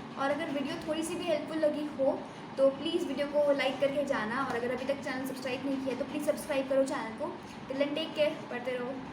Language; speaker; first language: Hindi; native; Hindi